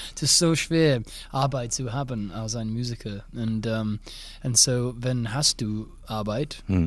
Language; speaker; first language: German; non-native, learner; English